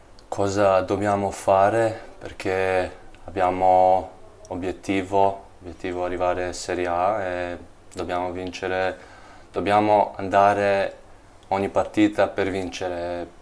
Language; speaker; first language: Italian; non-native, learner; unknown